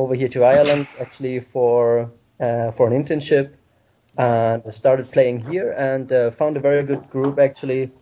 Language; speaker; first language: English; non-native, fluent; German